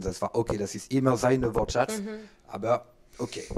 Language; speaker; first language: German; non-native, learner; French